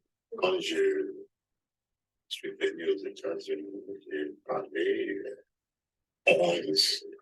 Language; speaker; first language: French; non-native, learner; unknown